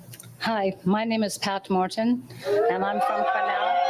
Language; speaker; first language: English; native; English